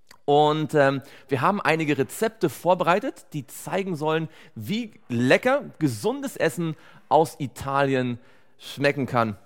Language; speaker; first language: German; native; German